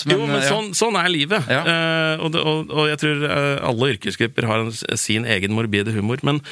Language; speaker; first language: Norwegian; native; Norwegian